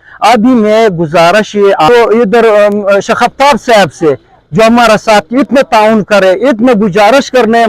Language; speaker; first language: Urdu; non-native, learner; Pashto